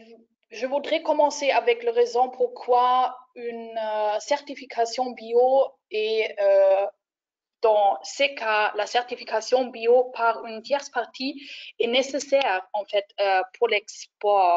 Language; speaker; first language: French; non-native, fluent; German